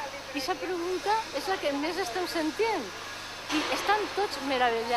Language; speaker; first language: Catalan; native; Catalan